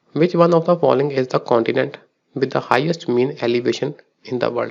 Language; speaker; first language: English; non-native, local second language; Punjabi